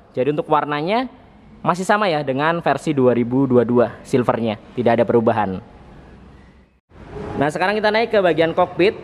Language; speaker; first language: Indonesian; native; Indonesian